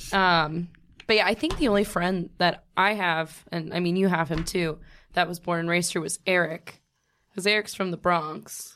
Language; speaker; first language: English; native; English